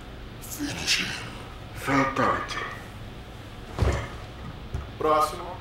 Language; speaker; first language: Portuguese; native; Portuguese